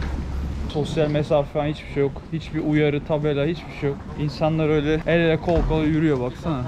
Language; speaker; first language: Turkish; native; Turkish